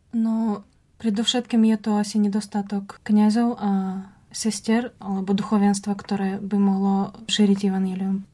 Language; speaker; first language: Slovak; non-native, fluent; Russian